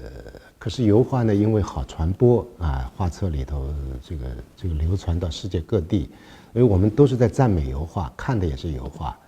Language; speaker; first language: Chinese; native; Chinese